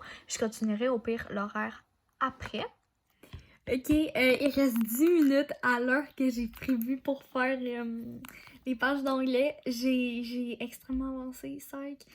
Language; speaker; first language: French; native; French